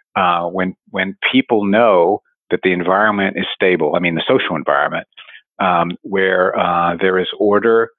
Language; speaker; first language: English; native; English